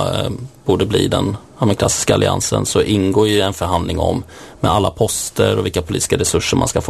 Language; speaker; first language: Swedish; native; Swedish